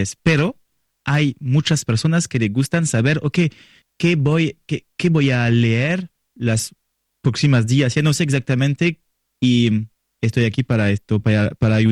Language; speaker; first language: Spanish; non-native, learner; French